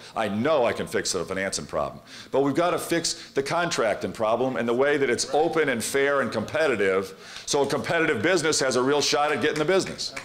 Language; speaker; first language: English; native; English